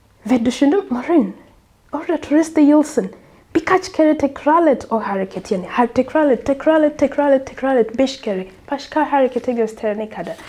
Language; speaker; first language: Turkish; non-native, fluent; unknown